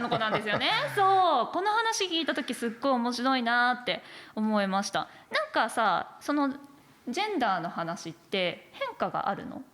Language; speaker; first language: Japanese; native; Japanese